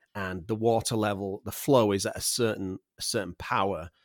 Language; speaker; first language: English; native; English